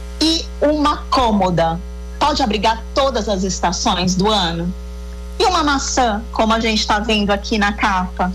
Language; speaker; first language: Portuguese; native; Portuguese